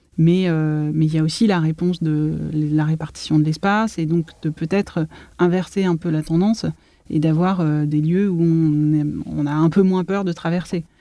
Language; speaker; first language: French; native; French